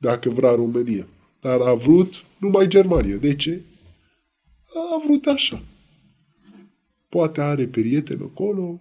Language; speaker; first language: Romanian; non-native, learner; Arabic